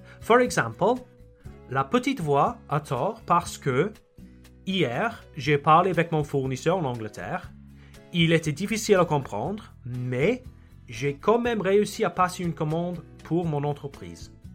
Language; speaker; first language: French; non-native, fluent; English